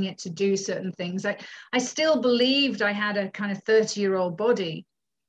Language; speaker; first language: English; native; English